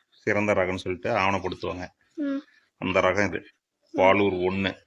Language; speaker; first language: Tamil; native; Tamil